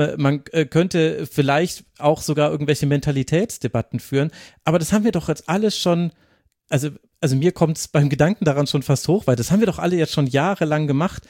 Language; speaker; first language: German; native; German